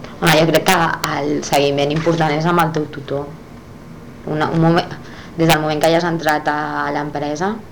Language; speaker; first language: Catalan; non-native, local second language; Spanish